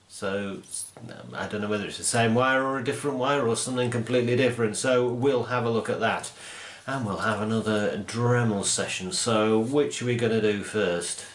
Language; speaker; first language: English; native; English